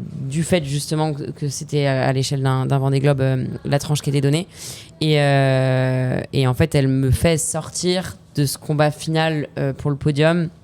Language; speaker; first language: French; native; French